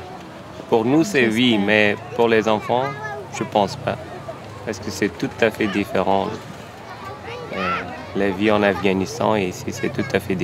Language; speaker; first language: French; non-native, learner; Persian